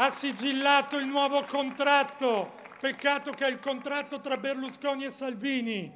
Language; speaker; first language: Italian; native; Italian